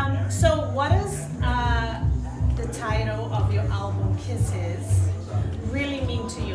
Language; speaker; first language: English; non-native, fluent; Portuguese